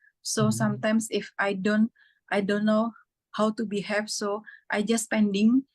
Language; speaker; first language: English; non-native, fluent; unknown